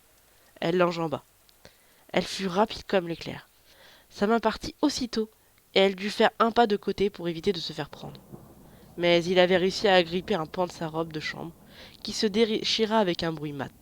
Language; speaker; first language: French; native; French